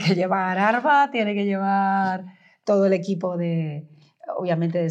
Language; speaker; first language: Spanish; native; Spanish